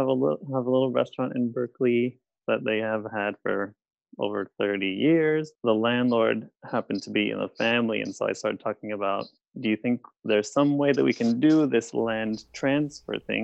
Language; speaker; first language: English; native; English